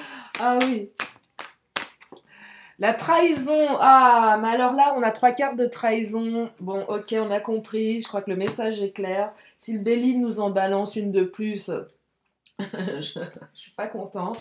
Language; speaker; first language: French; native; French